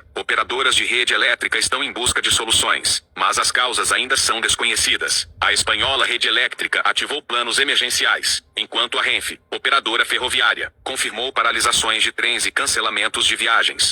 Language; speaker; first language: Portuguese; native; Portuguese